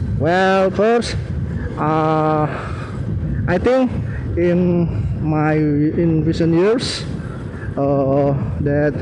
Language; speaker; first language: English; non-native, learner; Indonesian